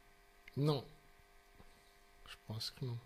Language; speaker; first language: French; non-native, fluent; Portuguese